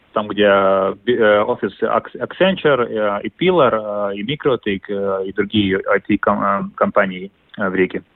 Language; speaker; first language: Russian; non-native, local second language; Latvian